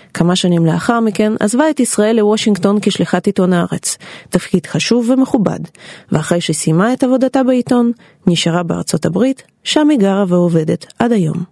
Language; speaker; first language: Hebrew; non-native, fluent; Russian